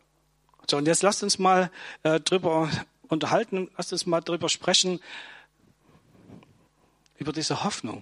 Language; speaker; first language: German; native; German